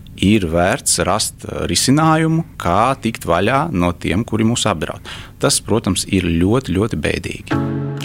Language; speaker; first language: Latvian; non-native, local second language; Russian